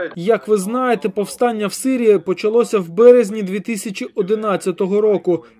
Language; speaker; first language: Ukrainian; non-native, fluent; Arabic